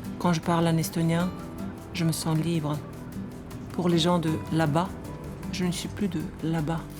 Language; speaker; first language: French; non-native, fluent; Estonian